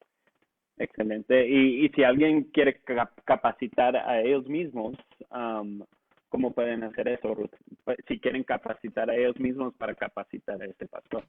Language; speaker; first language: Spanish; non-native, local second language; English